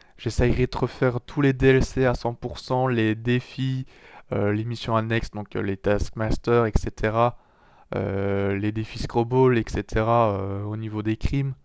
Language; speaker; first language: French; native; French